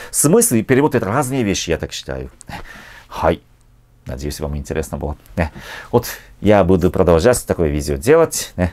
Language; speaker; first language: Russian; non-native, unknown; Japanese